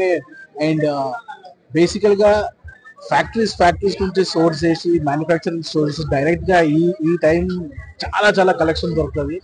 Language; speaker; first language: Telugu; native; Telugu